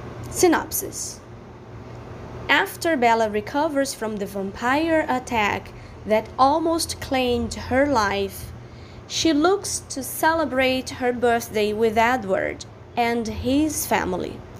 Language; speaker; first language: English; non-native, fluent; Portuguese